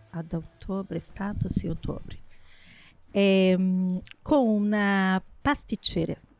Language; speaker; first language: Italian; non-native, fluent; Portuguese